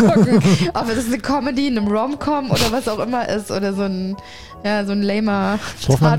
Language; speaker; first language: German; native; German